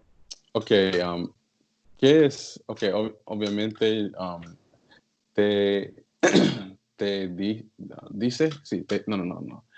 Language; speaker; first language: Spanish; non-native, learner; English